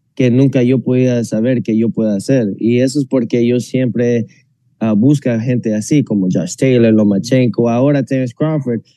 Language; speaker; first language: Spanish; non-native, fluent; English